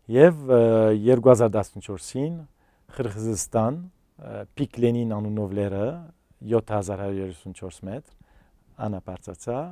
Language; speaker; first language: Armenian; early bilingual, heritage; Armenian